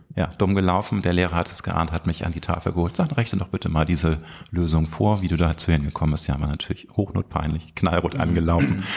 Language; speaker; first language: German; native; German